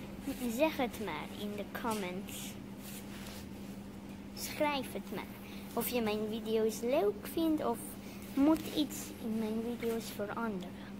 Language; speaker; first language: Dutch; non-native, learner; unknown